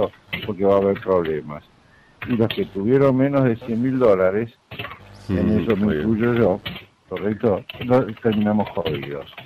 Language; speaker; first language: Spanish; native; Spanish